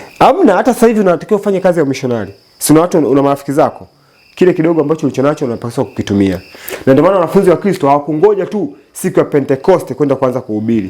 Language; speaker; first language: Swahili; native; Swahili